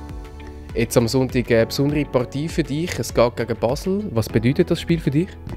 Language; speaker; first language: German; native; German